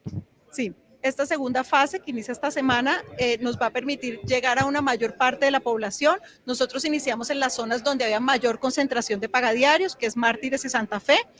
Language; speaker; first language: Spanish; native; Spanish